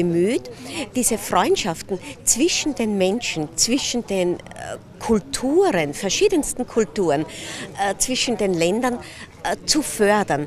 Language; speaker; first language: German; native; German